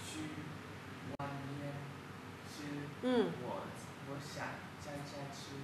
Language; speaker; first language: Chinese; non-native, learner; Vietnamese